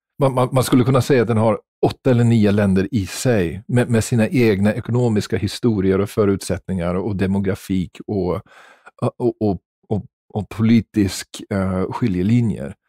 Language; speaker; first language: Swedish; non-native, fluent; English